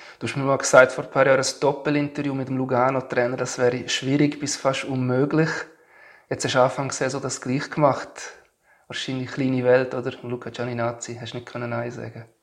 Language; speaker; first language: German; native; German